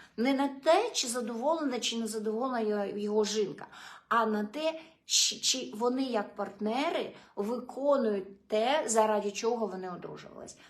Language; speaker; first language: Ukrainian; non-native, local second language; Russian